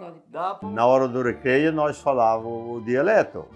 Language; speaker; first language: Portuguese; non-native, local second language; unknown